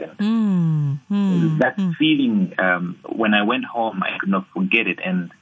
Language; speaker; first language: English; non-native, local second language; Nyanja